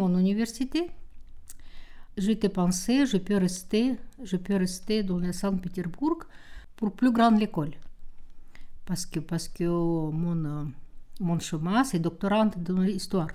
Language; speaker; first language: French; non-native, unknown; Russian